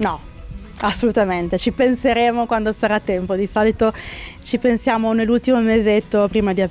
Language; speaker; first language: Italian; native; Italian